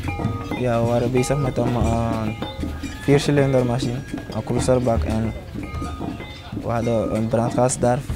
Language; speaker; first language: Dutch; non-native, local second language; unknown